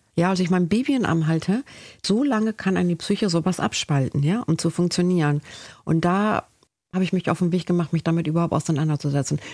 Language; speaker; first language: German; early bilingual, other home language; Spanish